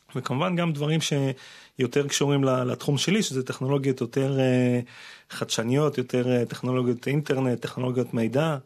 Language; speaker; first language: Hebrew; non-native, fluent; Russian